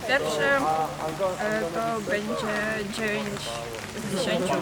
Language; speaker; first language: Polish; non-native, learner; Ukrainian